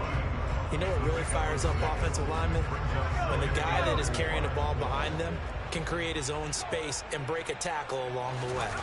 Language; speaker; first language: English; native; English